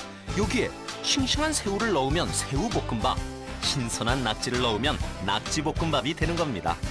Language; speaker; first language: Korean; native; Korean